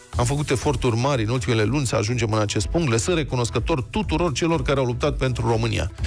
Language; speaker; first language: Romanian; native; Romanian